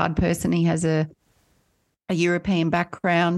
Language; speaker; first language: English; native; English